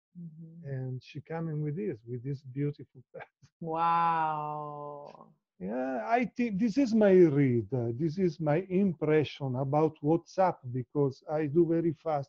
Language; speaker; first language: English; non-native, learner; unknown